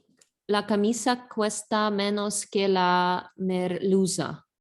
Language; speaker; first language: Spanish; non-native, learner; English